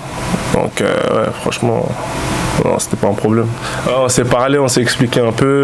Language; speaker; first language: French; native; French